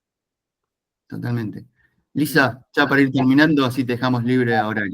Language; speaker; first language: Spanish; native; Spanish